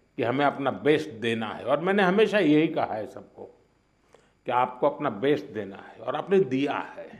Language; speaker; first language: Hindi; non-native, local second language; Gujarati